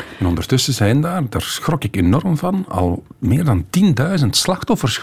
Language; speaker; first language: Dutch; native; Dutch